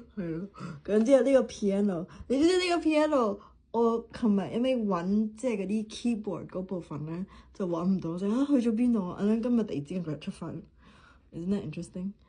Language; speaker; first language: Cantonese; early bilingual, heritage; Cantonese